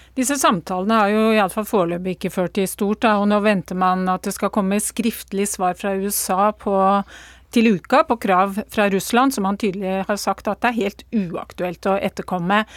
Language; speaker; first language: Norwegian; native; Norwegian